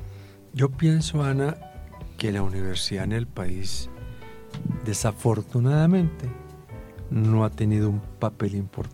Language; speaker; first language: Spanish; native; Spanish